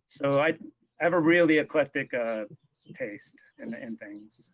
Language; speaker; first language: English; native; English